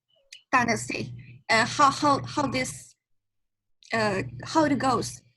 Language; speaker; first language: English; non-native, learner; Chinese